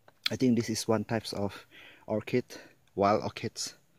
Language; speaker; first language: English; non-native, local second language; Malay